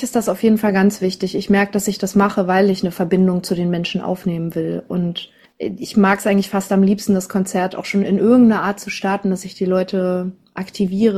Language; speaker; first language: German; native; German